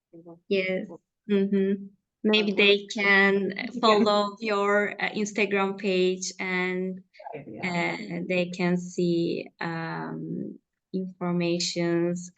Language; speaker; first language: English; non-native, fluent; Turkish